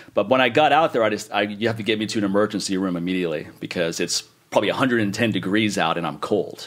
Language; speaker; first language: English; native; English